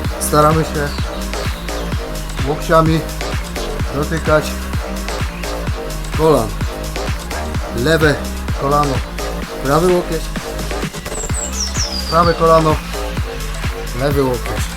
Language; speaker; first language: Polish; native; Polish